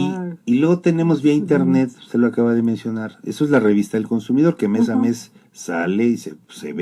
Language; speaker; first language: Spanish; native; Spanish